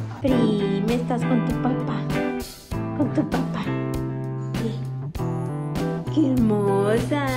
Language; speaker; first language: Spanish; native; Spanish